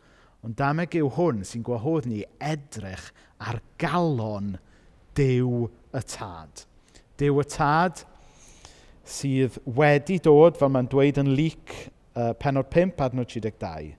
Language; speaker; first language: Welsh; native; Welsh